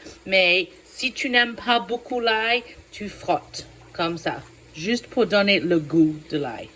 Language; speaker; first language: French; non-native, fluent; English